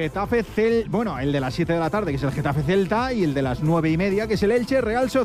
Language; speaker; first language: Spanish; native; Spanish